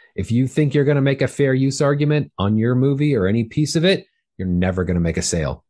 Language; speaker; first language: English; native; English